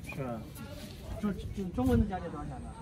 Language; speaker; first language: Chinese; native; Chinese